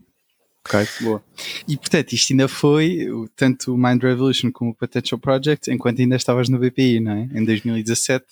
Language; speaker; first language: Portuguese; native; Portuguese